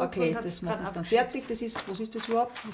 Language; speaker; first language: German; native; German